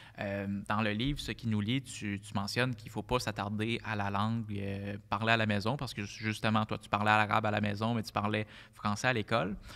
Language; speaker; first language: French; native; French